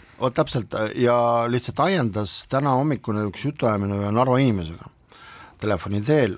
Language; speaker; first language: Estonian; non-native, local second language; Russian